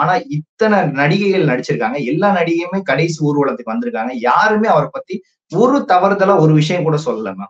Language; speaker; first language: Tamil; native; Tamil